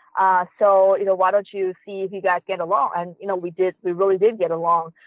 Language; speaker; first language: English; early bilingual, other home language; Chinese